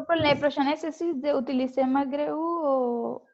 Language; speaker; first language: French; non-native, learner; Spanish